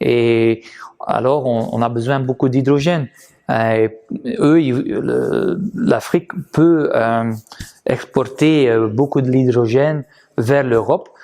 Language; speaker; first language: French; non-native, fluent; Dutch